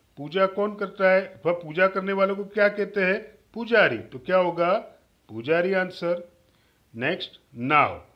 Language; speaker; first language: Hindi; non-native, local second language; Gujarati